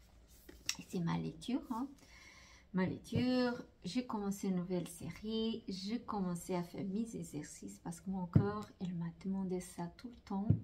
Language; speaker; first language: French; non-native, fluent; Portuguese